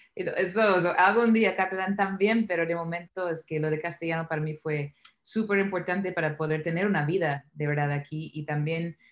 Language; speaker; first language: Spanish; non-native, fluent; English